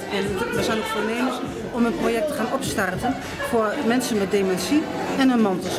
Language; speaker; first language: Dutch; native; Dutch